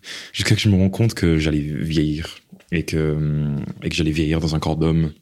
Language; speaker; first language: French; non-native, fluent; English